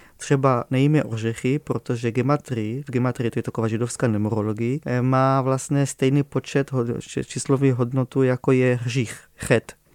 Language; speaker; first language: Czech; non-native, fluent; Hebrew